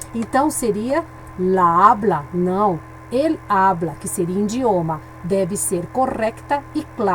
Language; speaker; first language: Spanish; non-native, fluent; Portuguese